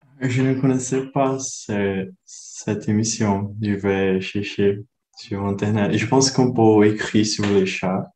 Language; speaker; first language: French; non-native, learner; Portuguese